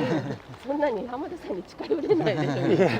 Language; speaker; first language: Japanese; native; Japanese